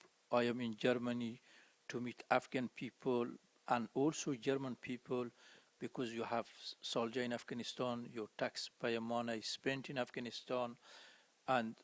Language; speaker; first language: English; non-native, fluent; Persian